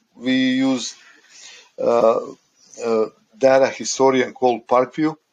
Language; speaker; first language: English; non-native, fluent; Croatian